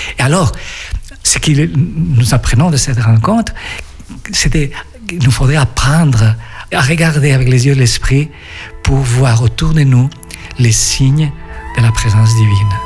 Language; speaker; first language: French; non-native, fluent; Spanish